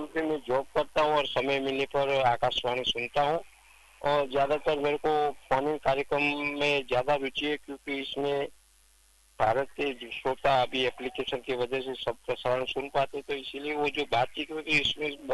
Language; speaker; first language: Hindi; non-native, local second language; Gujarati